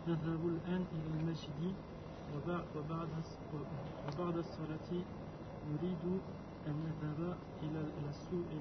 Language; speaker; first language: Arabic; non-native, learner; French